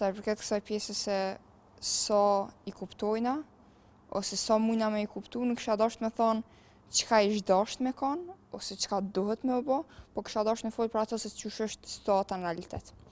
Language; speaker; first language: Albanian; native; Albanian